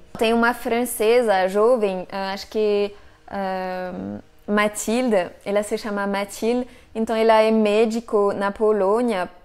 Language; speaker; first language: Portuguese; non-native, fluent; French